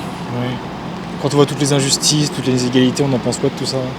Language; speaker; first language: French; native; French